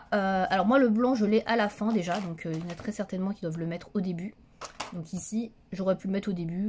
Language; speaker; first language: French; native; French